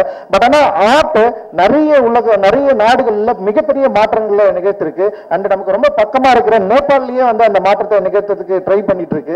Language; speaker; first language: Tamil; native; Tamil